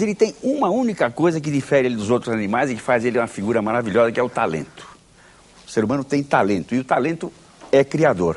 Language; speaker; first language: Portuguese; native; Portuguese